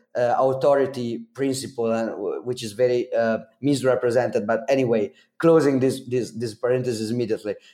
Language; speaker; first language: English; non-native, fluent; Italian